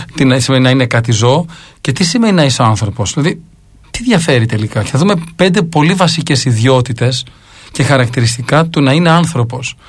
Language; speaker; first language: Greek; native; Greek